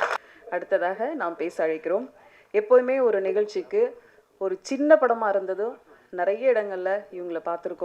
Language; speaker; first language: Tamil; native; Tamil